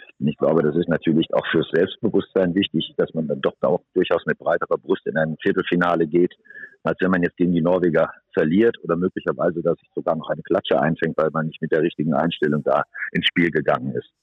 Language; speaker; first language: German; native; German